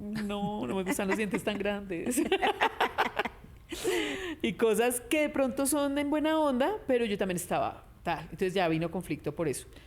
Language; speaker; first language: Spanish; native; Spanish